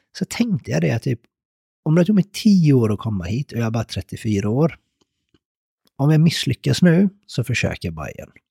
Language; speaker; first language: Swedish; early bilingual, other home language; Persian